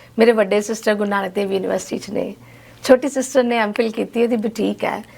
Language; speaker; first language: Punjabi; native; Punjabi